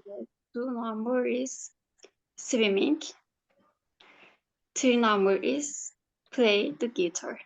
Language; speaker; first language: English; non-native, learner; Turkish